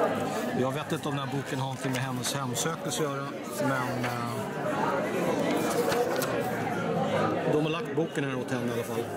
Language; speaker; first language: Swedish; native; Swedish